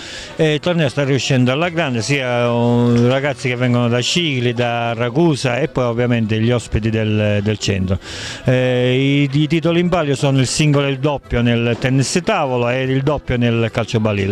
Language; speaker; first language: Italian; native; Italian